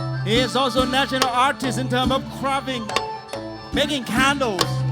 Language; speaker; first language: English; non-native, fluent; Thai